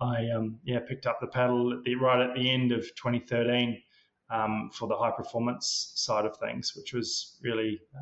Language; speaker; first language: English; native; English